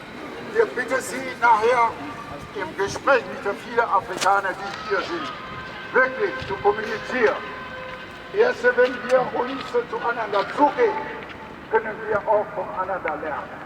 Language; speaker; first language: German; non-native, learner; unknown